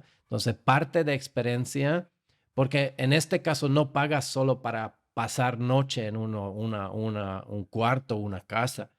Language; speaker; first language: Spanish; non-native, fluent; Slovak